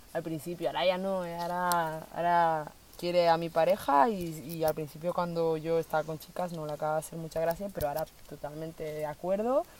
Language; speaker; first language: Spanish; native; Spanish